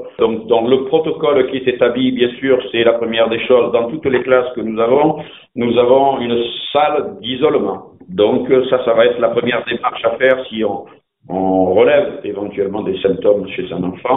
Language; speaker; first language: French; native; French